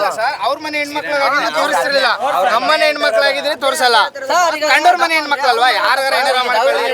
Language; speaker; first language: Kannada; native; Kannada